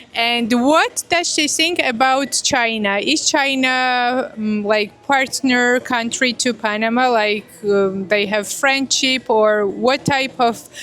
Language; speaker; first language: English; non-native, learner; Georgian